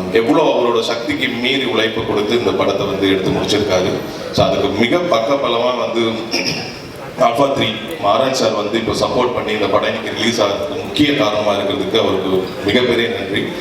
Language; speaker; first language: Tamil; native; Tamil